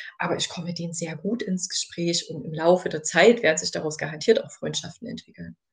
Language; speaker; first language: German; native; German